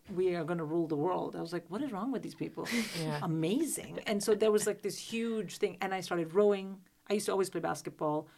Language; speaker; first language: English; non-native, local second language; Hindi